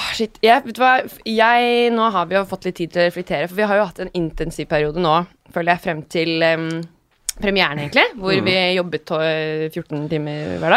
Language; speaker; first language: Norwegian; native; Norwegian